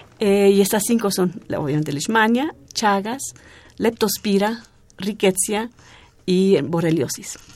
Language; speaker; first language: Spanish; non-native, fluent; German